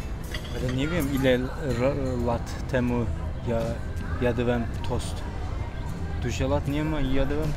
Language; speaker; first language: Polish; non-native, learner; Turkish